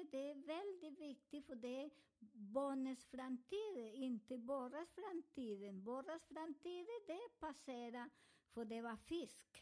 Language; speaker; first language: Swedish; non-native, learner; Spanish